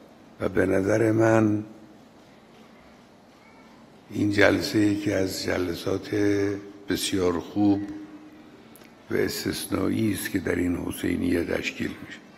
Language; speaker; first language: Persian; native; Persian